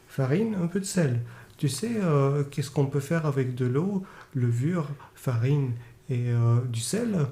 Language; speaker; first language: French; non-native, fluent; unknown